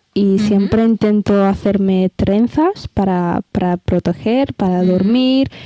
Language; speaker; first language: Spanish; early bilingual, other home language; Amharic